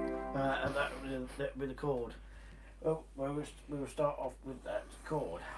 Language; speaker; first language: English; native; English